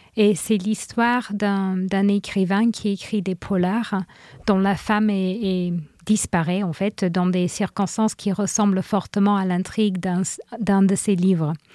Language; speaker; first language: French; non-native, fluent; English